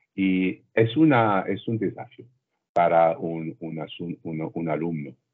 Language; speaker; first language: Spanish; non-native, learner; French